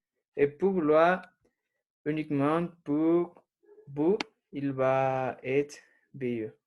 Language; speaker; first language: French; non-native, learner; Spanish